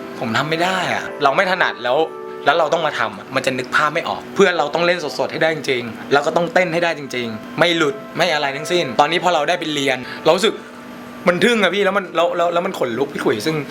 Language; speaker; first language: Thai; native; Thai